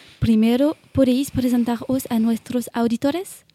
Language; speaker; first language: Spanish; non-native, learner; French